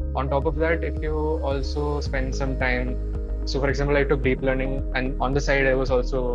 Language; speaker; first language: English; non-native, local second language; Malayalam